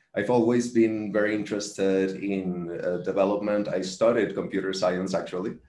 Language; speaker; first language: English; non-native, fluent; Spanish